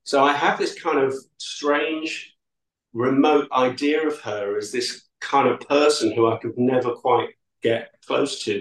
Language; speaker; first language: English; native; English